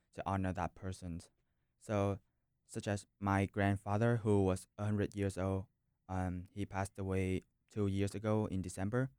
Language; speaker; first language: English; non-native, fluent; Vietnamese